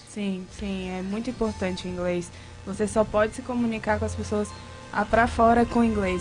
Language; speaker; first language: Portuguese; early bilingual, other home language; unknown